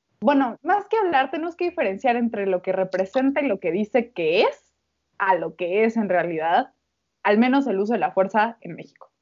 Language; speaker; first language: Spanish; native; Spanish